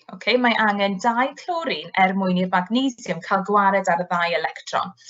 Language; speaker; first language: Welsh; native; Welsh